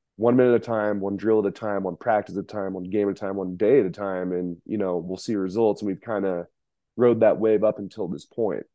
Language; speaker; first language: English; native; English